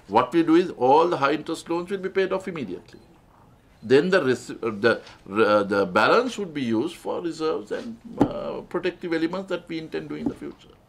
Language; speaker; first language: English; non-native, local second language; Sinhala